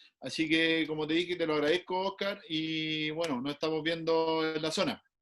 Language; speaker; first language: Spanish; native; Spanish